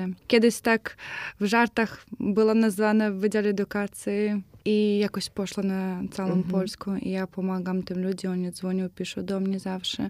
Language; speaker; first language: Polish; non-native, fluent; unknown